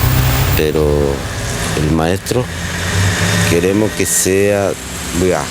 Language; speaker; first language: Spanish; non-native, local second language; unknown